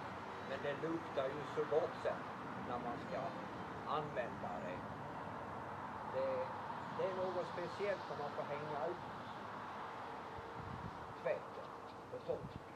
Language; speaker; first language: Swedish; native; Swedish